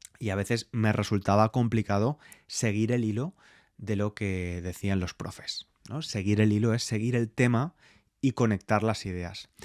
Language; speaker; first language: Spanish; native; Spanish